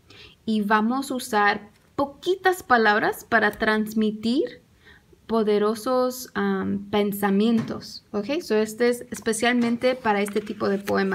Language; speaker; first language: Spanish; early bilingual, heritage; English